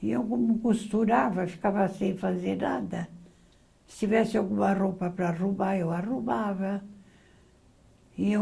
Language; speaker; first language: Portuguese; early bilingual, other home language; Arabic